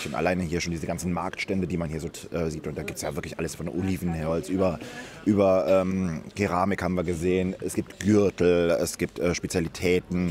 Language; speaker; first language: German; native; German